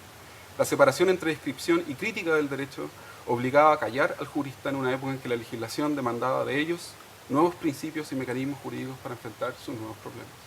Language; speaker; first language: Spanish; native; Spanish